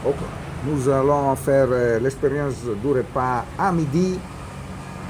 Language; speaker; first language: French; non-native, learner; Italian